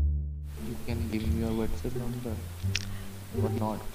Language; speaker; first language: English; non-native, learner; Malayalam